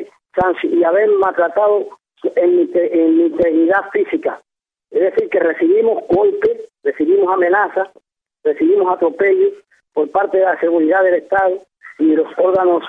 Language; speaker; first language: Spanish; native; Spanish